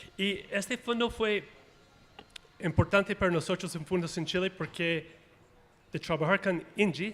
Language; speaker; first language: Spanish; non-native, fluent; English